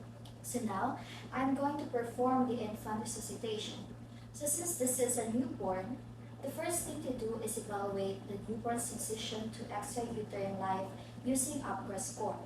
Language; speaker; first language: English; non-native, local second language; Filipino